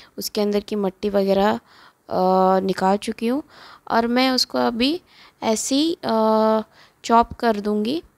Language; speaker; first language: Hindi; non-native, local second language; Konkani